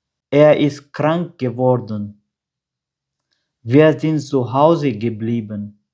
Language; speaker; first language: German; non-native, fluent; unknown